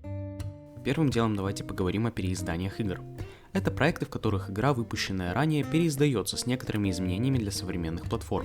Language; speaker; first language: Russian; native; Russian